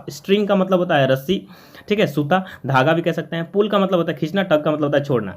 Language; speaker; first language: Hindi; native; Hindi